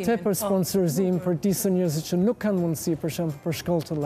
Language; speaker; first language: Albanian; non-native, learner; English